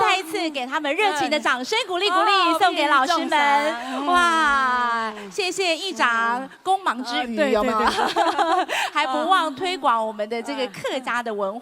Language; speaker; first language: Chinese; native; Chinese